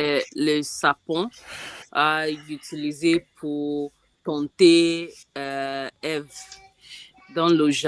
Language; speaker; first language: French; non-native, learner; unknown